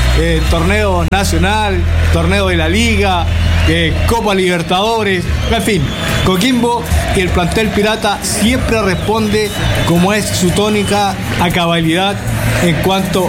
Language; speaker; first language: Spanish; native; Spanish